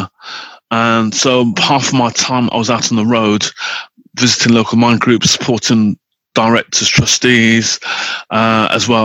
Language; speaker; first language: English; native; English